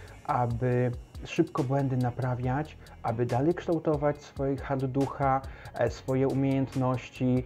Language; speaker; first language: Polish; native; Polish